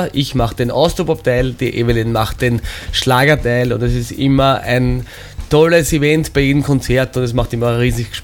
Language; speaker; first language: German; native; German